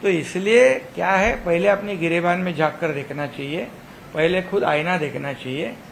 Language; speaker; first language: Hindi; non-native, local second language; Marathi